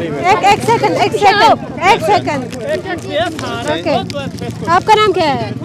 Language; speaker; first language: Hindi; non-native, learner; Kazakh